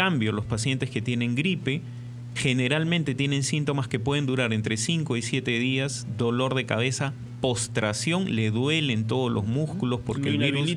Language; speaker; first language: Spanish; native; Spanish